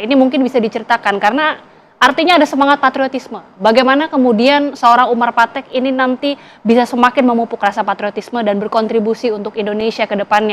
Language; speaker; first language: Malay; native; Malay